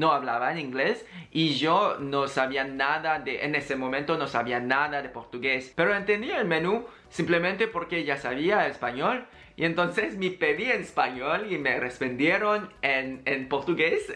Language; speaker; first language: Spanish; non-native, learner; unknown